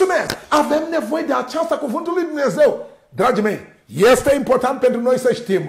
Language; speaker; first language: Romanian; non-native, learner; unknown